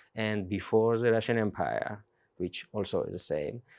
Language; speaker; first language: English; non-native, fluent; Georgian